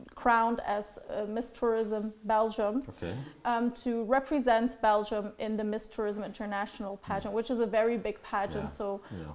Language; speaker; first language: English; non-native, fluent; Dutch